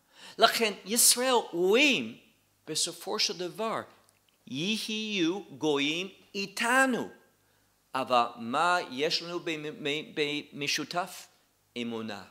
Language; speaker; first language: Hebrew; non-native, fluent; English